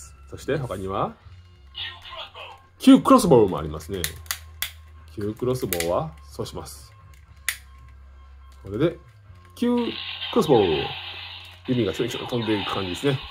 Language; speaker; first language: Japanese; native; Japanese